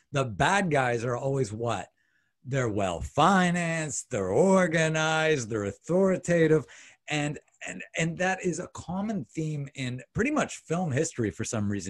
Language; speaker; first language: English; native; English